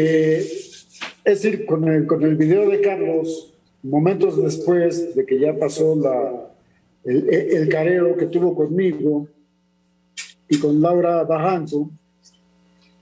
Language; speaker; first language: Spanish; native; Spanish